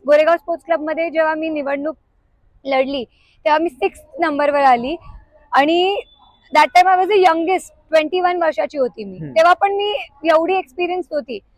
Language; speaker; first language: Marathi; non-native, local second language; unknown